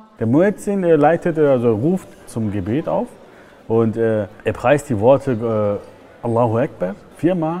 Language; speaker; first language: German; early bilingual, other home language; Turkish